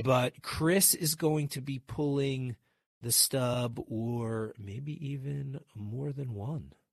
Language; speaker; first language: English; native; English